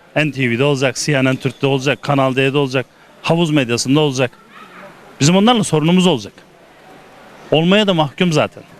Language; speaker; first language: Turkish; native; Turkish